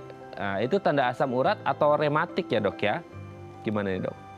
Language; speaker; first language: Indonesian; native; Indonesian